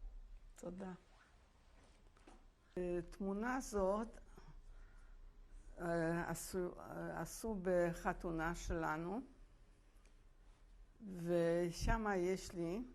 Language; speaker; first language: Hebrew; non-native, fluent; Polish